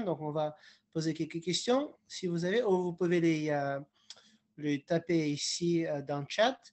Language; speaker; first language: French; non-native, fluent; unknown